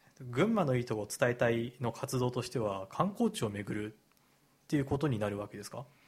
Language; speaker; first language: Japanese; native; Japanese